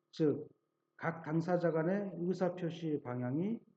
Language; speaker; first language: Korean; native; Korean